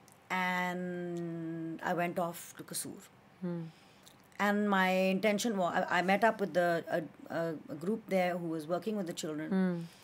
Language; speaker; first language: English; early bilingual, other home language; Hindi